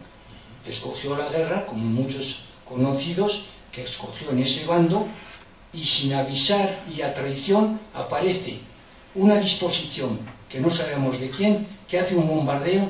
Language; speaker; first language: Spanish; native; Spanish